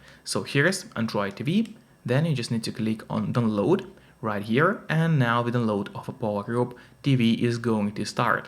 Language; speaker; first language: English; non-native, fluent; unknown